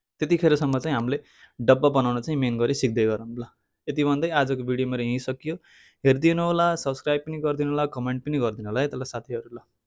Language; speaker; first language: Nepali; native; Nepali